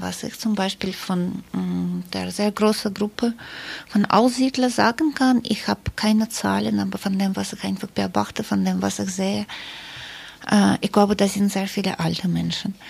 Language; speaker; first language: German; non-native, fluent; Russian